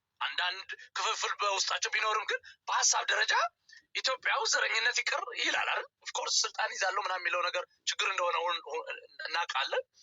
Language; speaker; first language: Amharic; native; Amharic